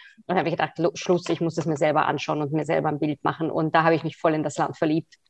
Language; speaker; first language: German; early bilingual, other home language; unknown